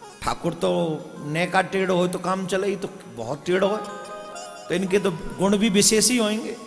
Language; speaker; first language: Hindi; native; Hindi